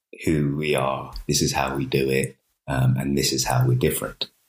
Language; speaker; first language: English; native; English